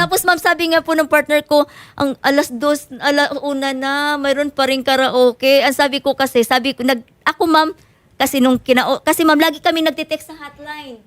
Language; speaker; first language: Filipino; native; Filipino